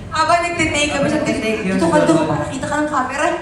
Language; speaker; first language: Filipino; native; Filipino